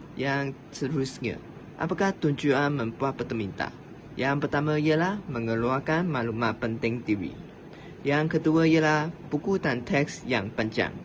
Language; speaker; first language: Malay; non-native, local second language; Chinese